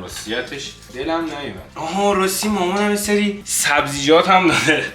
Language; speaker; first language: Persian; native; Persian